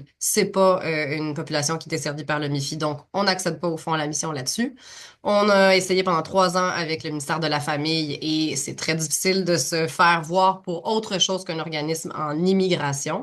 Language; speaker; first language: French; native; French